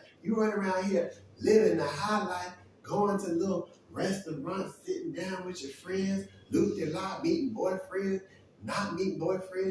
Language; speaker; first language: English; native; English